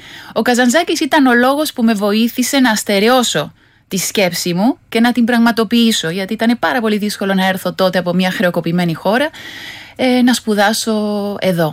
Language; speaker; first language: Greek; non-native, fluent; Spanish